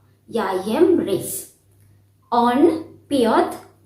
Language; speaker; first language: Russian; non-native, fluent; Sinhala